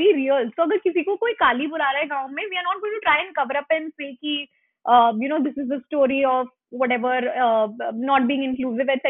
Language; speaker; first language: English; non-native, local second language; Hindi